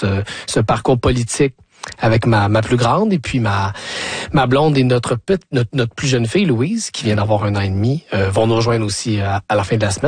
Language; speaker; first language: French; native; French